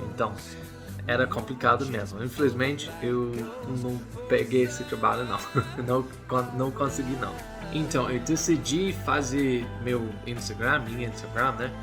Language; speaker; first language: Portuguese; non-native, learner; English